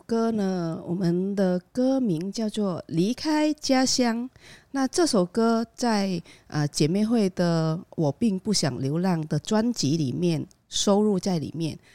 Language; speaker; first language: Chinese; non-native, fluent; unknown